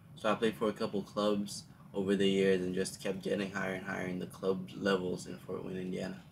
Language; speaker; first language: English; early bilingual, other home language; Haitian Creole